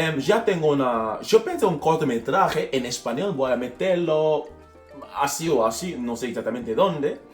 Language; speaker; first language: Spanish; non-native, fluent; English